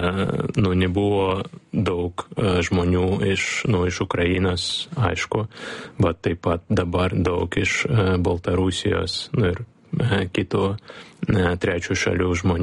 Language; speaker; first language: Lithuanian; non-native, learner; Ukrainian